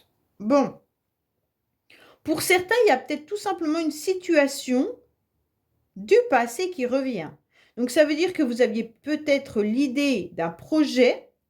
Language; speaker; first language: French; native; French